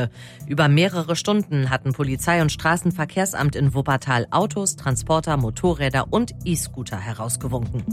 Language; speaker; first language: German; native; German